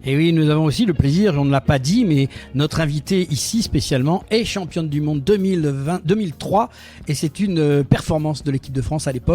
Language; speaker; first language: French; native; French